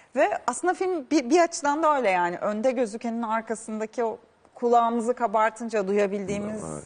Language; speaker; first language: Turkish; native; Turkish